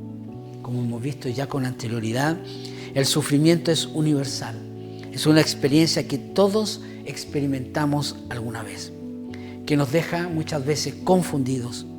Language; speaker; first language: Spanish; native; Spanish